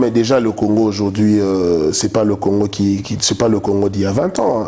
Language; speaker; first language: French; non-native, local second language; Lingala